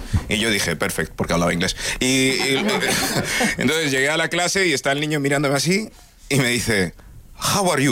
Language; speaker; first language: Spanish; early bilingual, other home language; English